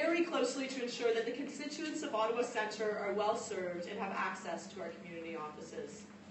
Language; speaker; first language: English; native; English